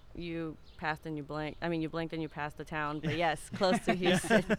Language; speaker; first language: English; non-native, fluent; Spanish